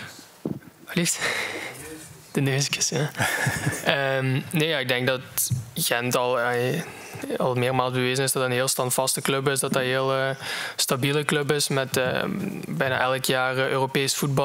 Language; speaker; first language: Dutch; native; Dutch